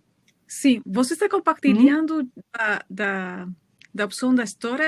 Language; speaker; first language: Portuguese; non-native, fluent; Spanish